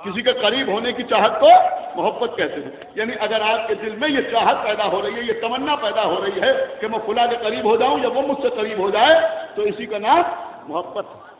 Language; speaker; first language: Urdu; native; Urdu